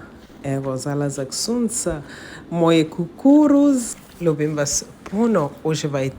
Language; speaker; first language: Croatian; non-native, learner; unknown